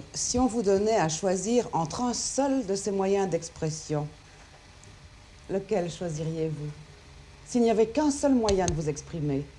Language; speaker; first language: French; native; French